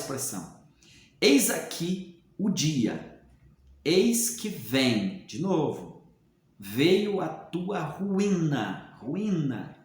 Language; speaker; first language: Portuguese; native; Portuguese